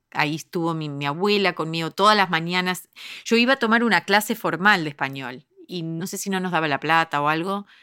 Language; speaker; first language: Spanish; early bilingual, heritage; Spanish